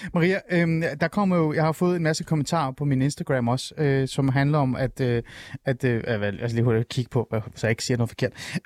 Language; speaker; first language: Danish; early bilingual, other home language; Persian